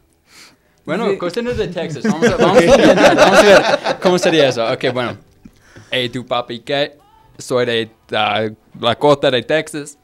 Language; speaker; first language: Spanish; non-native, fluent; English